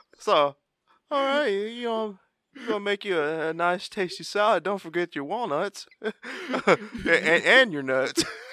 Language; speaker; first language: English; early bilingual, other home language; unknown